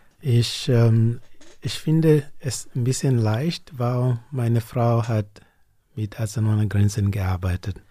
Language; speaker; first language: German; non-native, learner; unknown